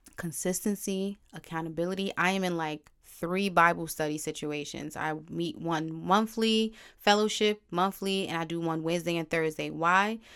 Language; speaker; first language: English; native; English